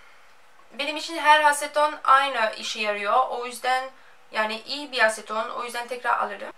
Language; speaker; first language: Turkish; non-native, fluent; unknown